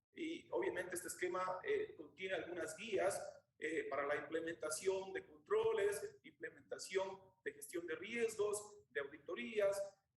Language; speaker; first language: Spanish; native; Spanish